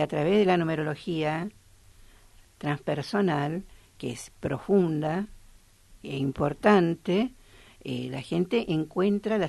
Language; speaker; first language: Spanish; native; Spanish